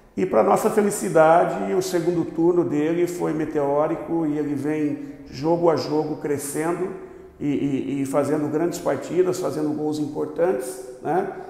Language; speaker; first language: Portuguese; native; Portuguese